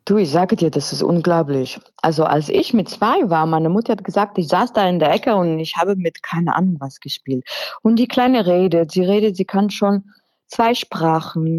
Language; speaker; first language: German; non-native, fluent; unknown